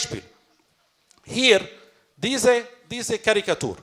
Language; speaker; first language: German; non-native, fluent; Arabic